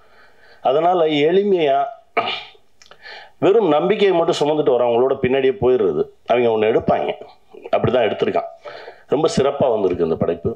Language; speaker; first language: Tamil; native; Tamil